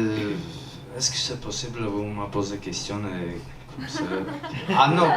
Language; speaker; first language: French; non-native, learner; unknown